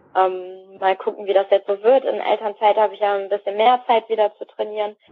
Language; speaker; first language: German; native; German